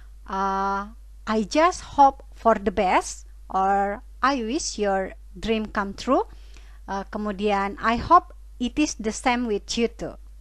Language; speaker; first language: English; non-native, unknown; Indonesian